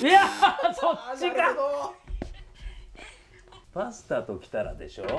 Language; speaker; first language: Japanese; native; Japanese